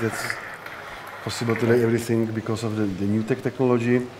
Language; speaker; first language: English; non-native, fluent; Czech